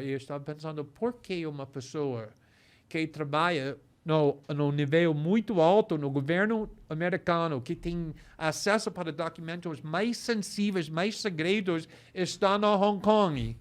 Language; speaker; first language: Portuguese; non-native, fluent; English